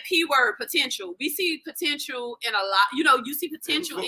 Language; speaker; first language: English; native; English